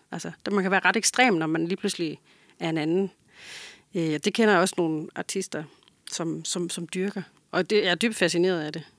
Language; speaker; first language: Danish; native; Danish